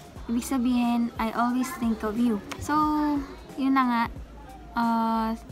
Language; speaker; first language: English; non-native, local second language; Filipino